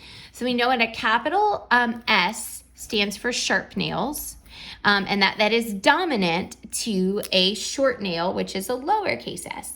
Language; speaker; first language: English; native; English